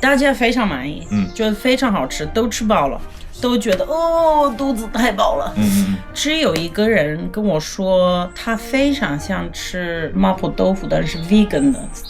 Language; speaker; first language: Chinese; non-native, fluent; English